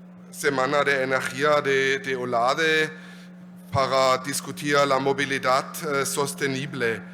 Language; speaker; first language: Spanish; non-native, learner; German